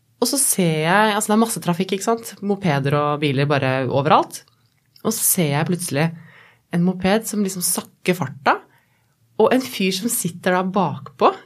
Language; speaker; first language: Norwegian; native; Norwegian